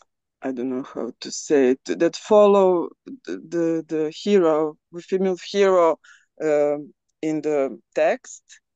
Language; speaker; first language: English; non-native, learner; Serbian